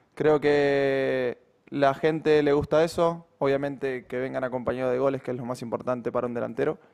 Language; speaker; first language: Spanish; native; Spanish